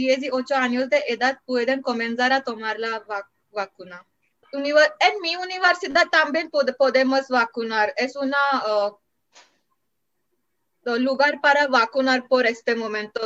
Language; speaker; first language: Spanish; non-native, learner; Marathi